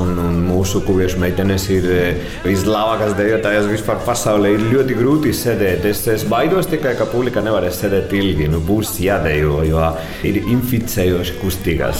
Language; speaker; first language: Latvian; non-native, fluent; Spanish